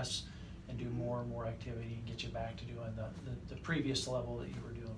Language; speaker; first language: English; native; English